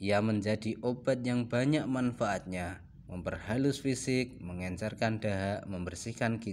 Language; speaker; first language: Indonesian; native; Indonesian